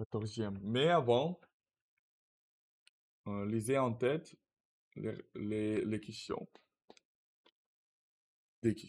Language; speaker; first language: French; non-native, learner; Russian